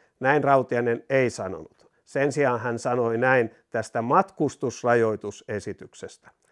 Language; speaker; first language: Finnish; native; Finnish